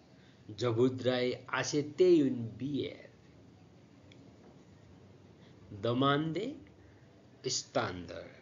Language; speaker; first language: French; non-native, learner; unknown